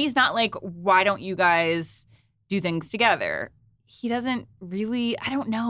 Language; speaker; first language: English; native; English